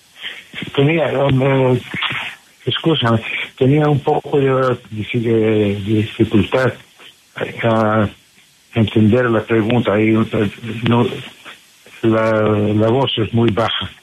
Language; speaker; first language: Spanish; non-native, fluent; English